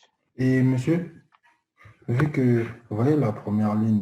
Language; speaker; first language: French; native; French